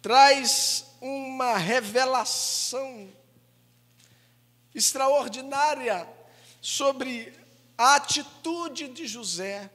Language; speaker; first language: Portuguese; native; Portuguese